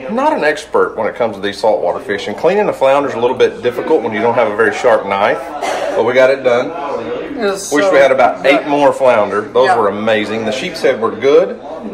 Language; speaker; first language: English; native; English